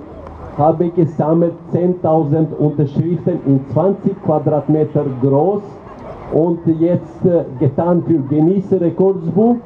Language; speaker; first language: German; non-native, learner; Albanian